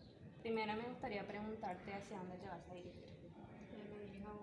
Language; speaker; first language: Spanish; non-native, learner; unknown